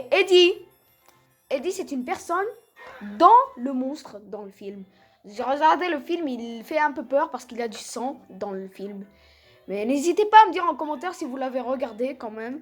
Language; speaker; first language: French; native; French